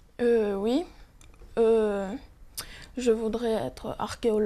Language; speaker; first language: French; non-native, local second language; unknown